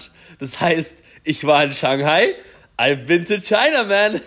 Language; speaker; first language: German; native; German